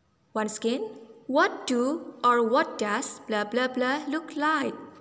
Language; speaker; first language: English; non-native, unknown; Indonesian